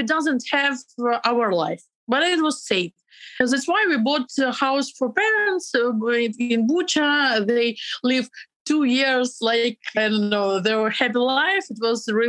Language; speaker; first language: English; non-native, learner; Ukrainian